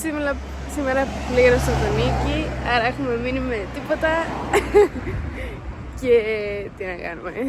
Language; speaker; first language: Greek; early bilingual, heritage; Greek